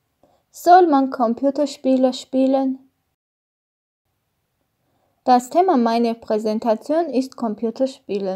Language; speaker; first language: German; non-native, learner; Armenian